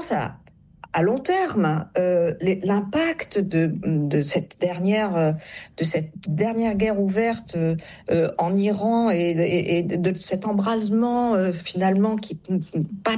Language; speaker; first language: French; native; French